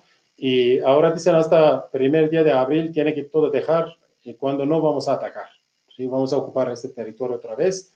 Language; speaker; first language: Spanish; non-native, fluent; Kurdish